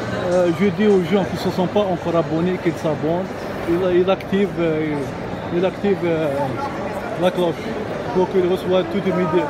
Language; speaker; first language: French; non-native, local second language; Arabic